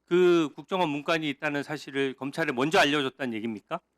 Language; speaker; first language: Korean; native; Korean